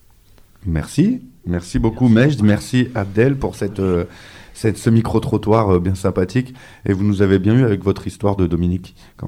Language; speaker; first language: French; native; French